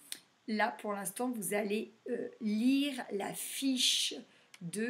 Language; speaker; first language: French; native; French